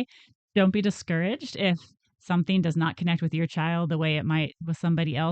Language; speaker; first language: English; native; English